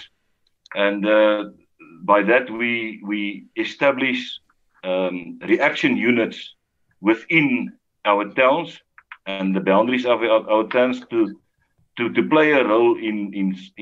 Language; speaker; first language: English; non-native, local second language; Afrikaans